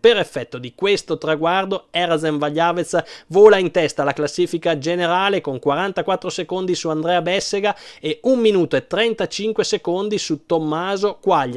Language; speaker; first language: Italian; native; Italian